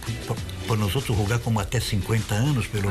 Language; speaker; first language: Spanish; non-native, fluent; Portuguese